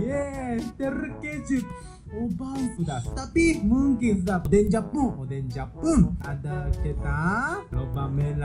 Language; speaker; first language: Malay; non-native, learner; Japanese